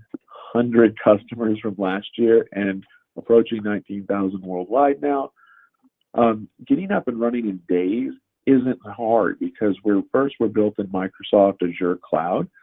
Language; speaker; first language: English; native; English